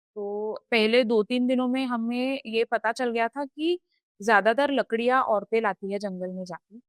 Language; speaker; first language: Hindi; non-native, local second language; Marathi